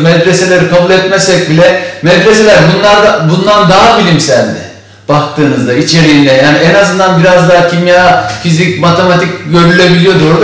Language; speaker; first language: Turkish; native; Turkish